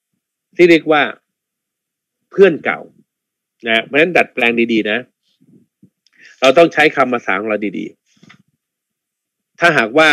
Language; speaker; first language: Thai; native; Thai